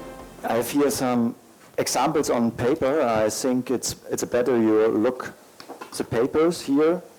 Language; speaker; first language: English; non-native, learner; German